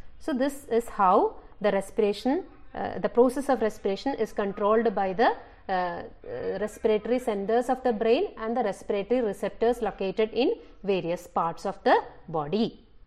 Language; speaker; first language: English; non-native, local second language; Malayalam